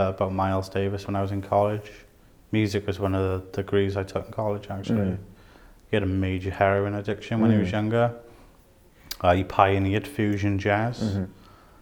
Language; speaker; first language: English; native; English